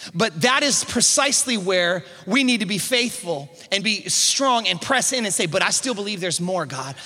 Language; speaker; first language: English; native; English